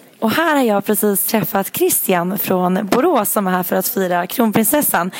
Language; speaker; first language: Swedish; native; Swedish